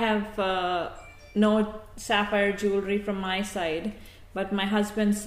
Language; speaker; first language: English; non-native, local second language; Hindi